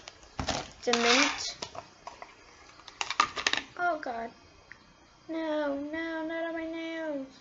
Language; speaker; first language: English; native; English